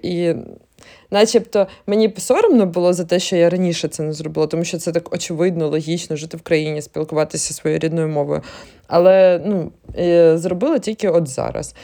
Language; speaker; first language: Ukrainian; non-native, local second language; Russian